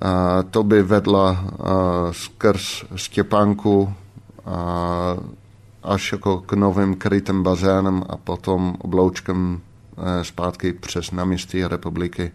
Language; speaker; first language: Czech; non-native, fluent; Dutch